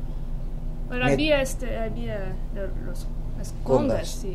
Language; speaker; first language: Spanish; non-native, fluent; English